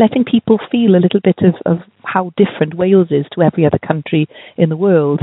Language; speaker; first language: English; native; English